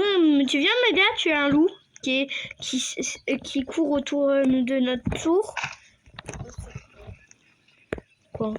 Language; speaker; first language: French; native; French